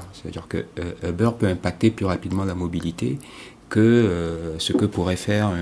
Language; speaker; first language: French; non-native, local second language; Ewe